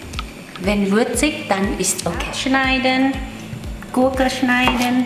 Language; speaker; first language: German; non-native, learner; Vietnamese